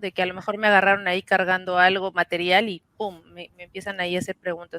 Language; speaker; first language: Spanish; native; Spanish